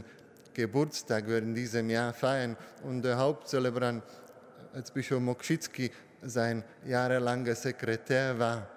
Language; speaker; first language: German; non-native, fluent; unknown